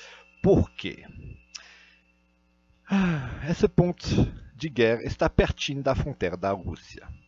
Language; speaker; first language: Portuguese; non-native, fluent; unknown